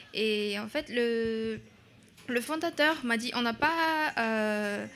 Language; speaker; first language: French; non-native, local second language; Malagasy